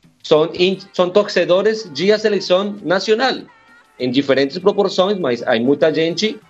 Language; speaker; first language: Portuguese; non-native, learner; Spanish